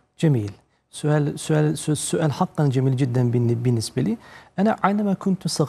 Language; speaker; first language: Arabic; non-native, fluent; Turkish